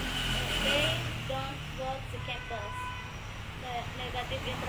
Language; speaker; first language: English; non-native, learner; Indonesian